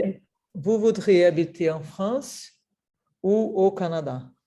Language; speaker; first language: French; non-native, learner; Portuguese